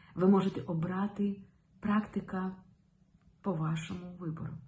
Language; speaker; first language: Ukrainian; non-native, local second language; Russian